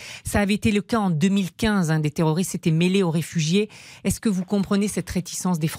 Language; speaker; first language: French; native; French